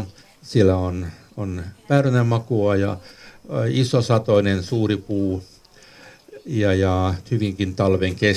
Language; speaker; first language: Finnish; non-native, local second language; Swedish